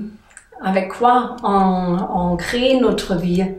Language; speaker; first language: French; non-native, learner; German